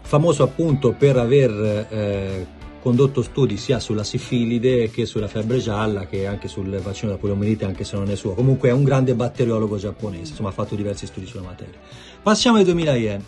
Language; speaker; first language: Italian; native; Italian